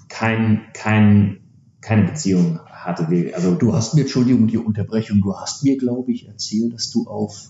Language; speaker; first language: German; non-native, fluent; English